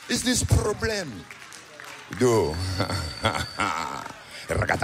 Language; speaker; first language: English; non-native, learner; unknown